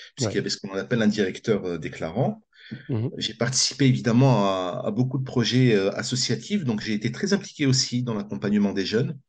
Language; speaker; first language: French; native; French